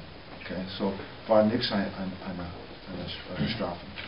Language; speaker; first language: German; non-native, learner; English